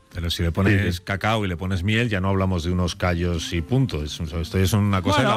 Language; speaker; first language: Spanish; native; Spanish